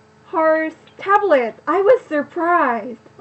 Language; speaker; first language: English; non-native, learner; Korean